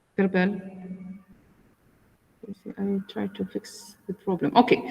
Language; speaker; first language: English; non-native, learner; Arabic